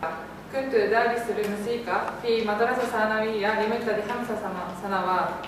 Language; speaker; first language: Arabic; non-native, learner; Japanese